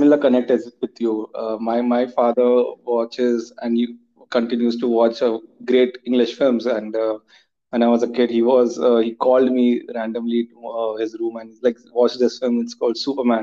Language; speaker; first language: English; non-native, local second language; Hindi